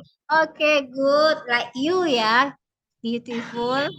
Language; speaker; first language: English; non-native, learner; Indonesian